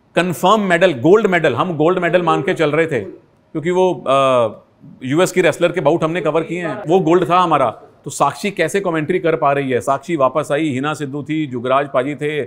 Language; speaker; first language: Hindi; native; Hindi